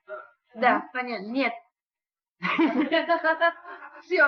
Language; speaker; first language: Russian; non-native, learner; English